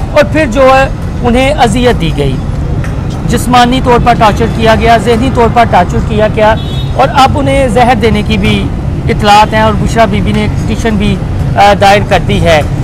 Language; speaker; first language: Urdu; native; Urdu